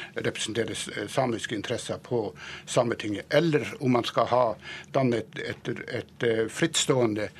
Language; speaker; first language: Norwegian; native; Norwegian